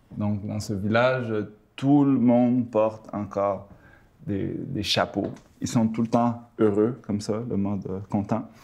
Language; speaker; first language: French; early bilingual, other home language; Spanish